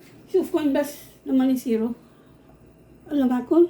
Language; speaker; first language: Arabic; native; Arabic